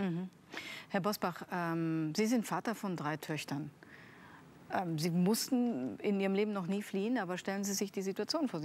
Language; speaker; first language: German; native; German